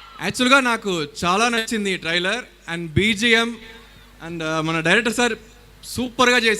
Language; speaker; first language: Telugu; non-native, learner; Tamil